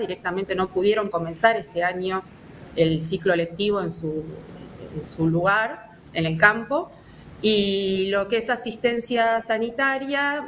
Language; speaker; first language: Spanish; native; Spanish